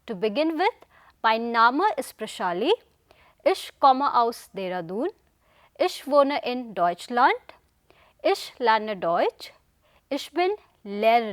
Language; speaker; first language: German; non-native, fluent; Hindi